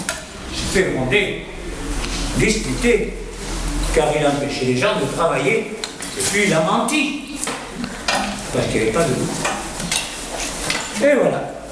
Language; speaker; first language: French; native; French